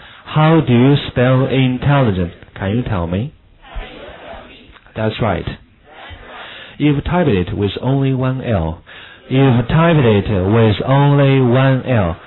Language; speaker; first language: English; non-native, fluent; Chinese